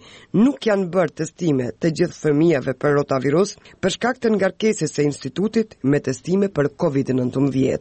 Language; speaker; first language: Albanian; native; Albanian